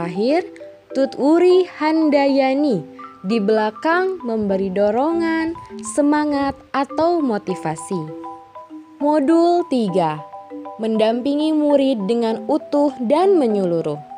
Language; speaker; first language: Indonesian; native; Indonesian